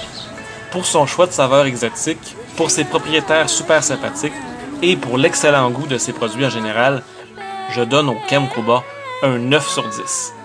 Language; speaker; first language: French; native; French